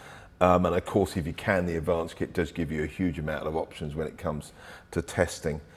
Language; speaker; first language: English; native; English